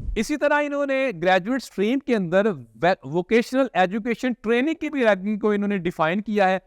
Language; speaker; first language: Urdu; non-native, local second language; Punjabi